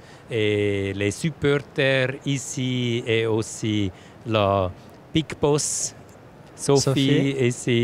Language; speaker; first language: French; non-native, local second language; German